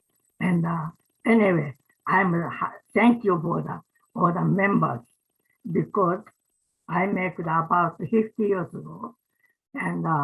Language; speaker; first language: English; non-native, learner; Japanese